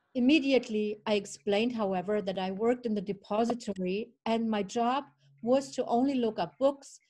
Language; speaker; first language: English; early bilingual, other home language; Czech